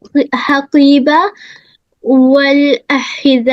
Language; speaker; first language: Arabic; non-native, learner; Urdu